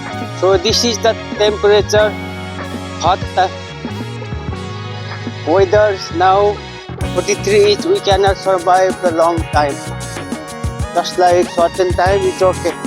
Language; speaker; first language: English; non-native, learner; Nepali